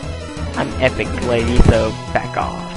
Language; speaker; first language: English; native; English